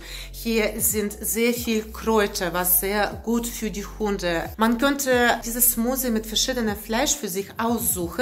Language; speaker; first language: German; non-native, learner; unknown